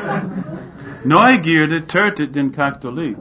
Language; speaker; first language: German; non-native, fluent; English